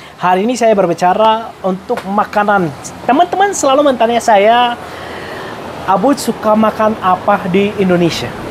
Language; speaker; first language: Indonesian; non-native, fluent; Arabic